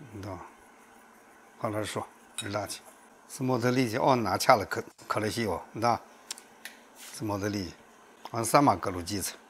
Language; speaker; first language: Russian; non-native, learner; Chinese